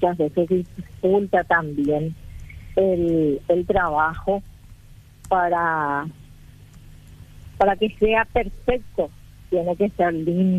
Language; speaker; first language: Spanish; native; Spanish